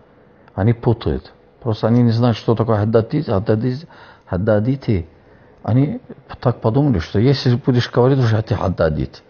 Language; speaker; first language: Russian; non-native, fluent; Azerbaijani